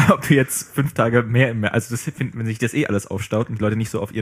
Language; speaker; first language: German; native; German